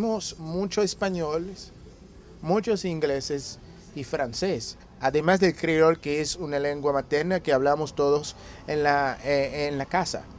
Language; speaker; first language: Spanish; non-native, fluent; Haitian Creole